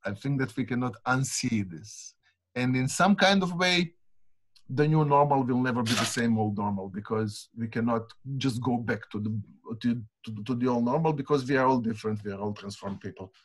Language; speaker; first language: English; non-native, fluent; Croatian